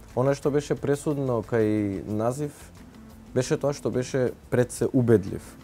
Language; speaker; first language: Macedonian; non-native, local second language; Turkish